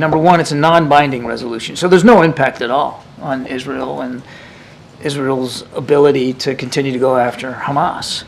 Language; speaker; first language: English; native; English